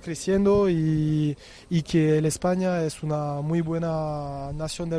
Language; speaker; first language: Spanish; non-native, learner; French